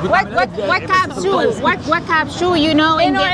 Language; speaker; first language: English; non-native, learner; Vietnamese